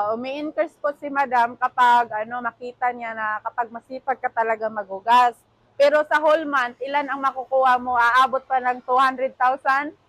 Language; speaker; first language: Filipino; native; Filipino